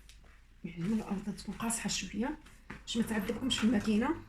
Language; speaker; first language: Arabic; native; Arabic